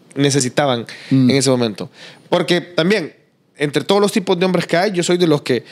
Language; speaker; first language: Spanish; native; Spanish